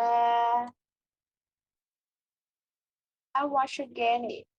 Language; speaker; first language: English; non-native, learner; Vietnamese